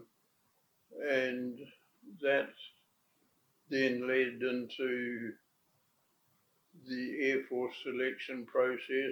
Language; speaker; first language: English; native; English